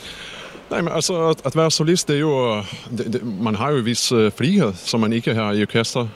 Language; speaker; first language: Danish; non-native, fluent; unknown